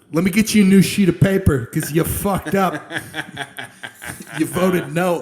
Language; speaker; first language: English; native; English